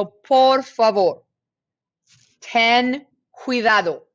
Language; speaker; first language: Spanish; non-native, fluent; English